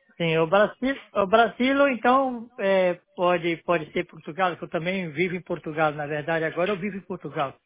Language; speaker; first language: Spanish; non-native, learner; Portuguese